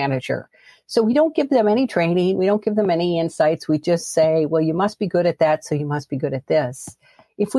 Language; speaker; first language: English; native; English